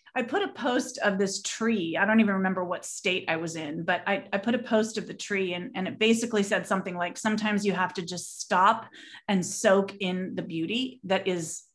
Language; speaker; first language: English; native; English